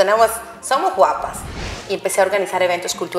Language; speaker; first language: Spanish; native; Spanish